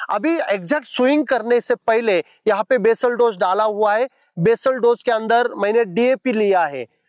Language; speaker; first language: Hindi; non-native, local second language; Marathi